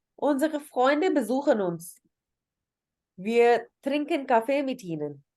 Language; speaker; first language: German; non-native, fluent; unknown